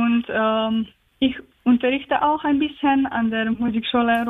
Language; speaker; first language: German; non-native, learner; Slovenian